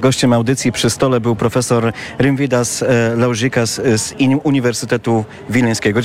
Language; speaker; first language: Polish; native; Polish